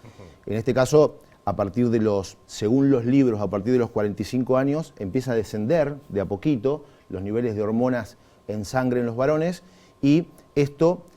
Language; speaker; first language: Spanish; native; Spanish